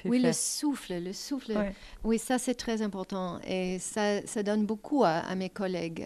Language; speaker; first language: French; non-native, learner; English